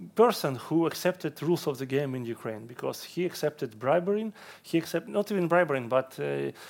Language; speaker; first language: English; non-native, fluent; Russian